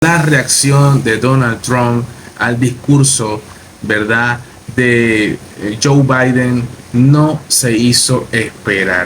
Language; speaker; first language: Spanish; native; Spanish